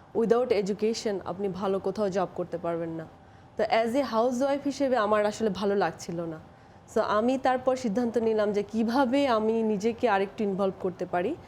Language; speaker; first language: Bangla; native; Bangla